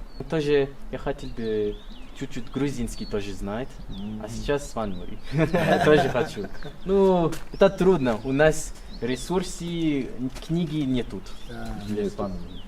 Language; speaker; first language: Russian; non-native, learner; English